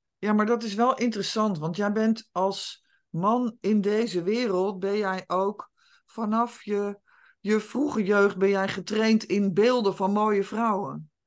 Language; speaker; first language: Dutch; native; Dutch